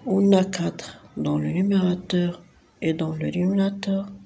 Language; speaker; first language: French; non-native, local second language; Arabic